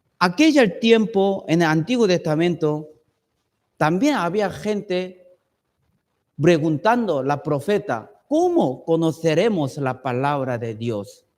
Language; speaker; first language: Spanish; non-native, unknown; Chinese